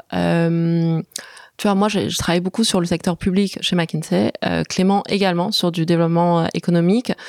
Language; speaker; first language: French; early bilingual, other home language; Chinese